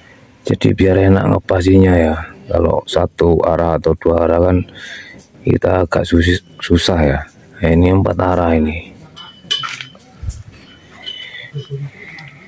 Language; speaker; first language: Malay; non-native, local second language; Javanese